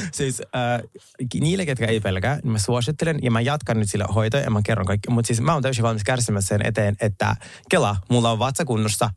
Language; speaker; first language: Finnish; native; Finnish